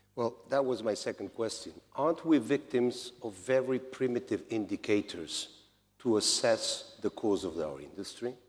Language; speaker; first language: English; non-native, fluent; Spanish